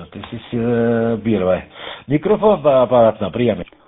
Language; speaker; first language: Russian; non-native, learner; German